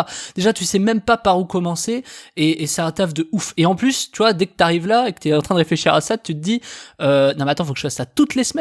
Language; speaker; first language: French; native; French